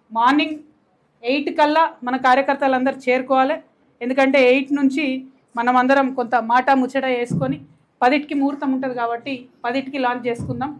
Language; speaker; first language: Telugu; native; Telugu